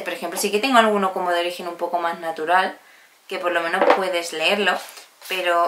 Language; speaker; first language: Spanish; native; Spanish